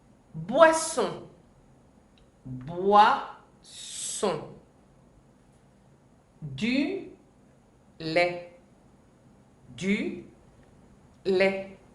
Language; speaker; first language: French; non-native, fluent; Spanish